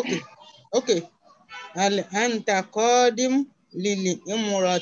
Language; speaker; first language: Arabic; non-native, learner; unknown